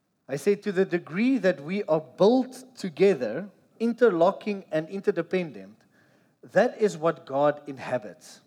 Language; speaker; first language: English; non-native, local second language; Afrikaans